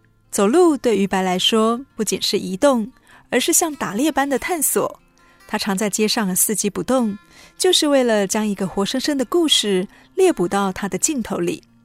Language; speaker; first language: Chinese; native; Chinese